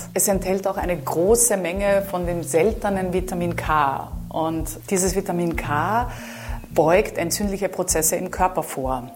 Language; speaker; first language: German; native; German